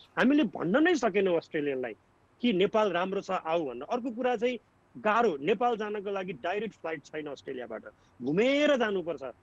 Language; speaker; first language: Nepali; native; Nepali